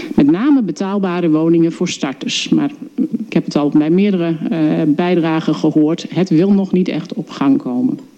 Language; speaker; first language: Dutch; native; Dutch